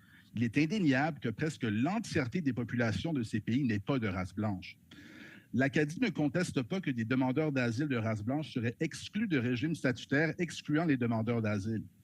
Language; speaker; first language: French; native; French